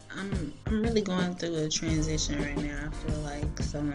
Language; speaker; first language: English; native; English